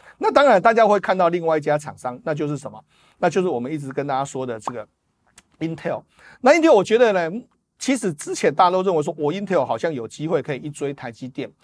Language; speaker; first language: Chinese; native; Chinese